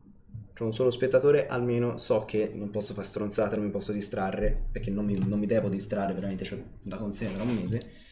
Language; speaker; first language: Italian; native; Italian